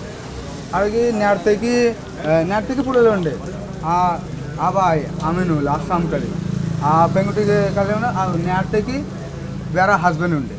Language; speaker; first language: Malayalam; non-native, learner; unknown